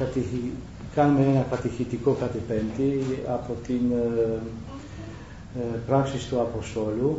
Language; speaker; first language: Greek; non-native, learner; Romanian